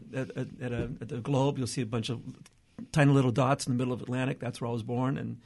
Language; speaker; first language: English; early bilingual, other home language; Portuguese